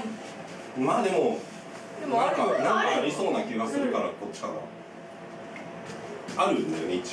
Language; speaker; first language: Japanese; native; Japanese